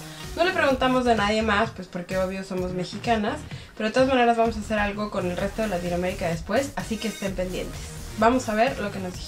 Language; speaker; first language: Spanish; native; Spanish